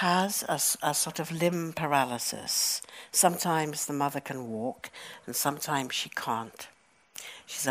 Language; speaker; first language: English; native; English